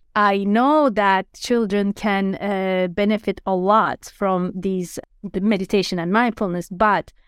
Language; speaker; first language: English; non-native, fluent; Turkish